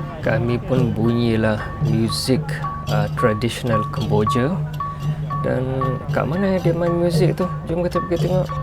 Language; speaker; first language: Malay; non-native, fluent; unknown